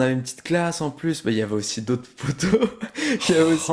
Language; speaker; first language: French; native; French